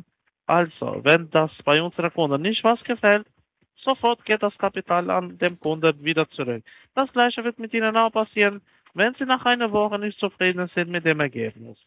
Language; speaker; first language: German; non-native, learner; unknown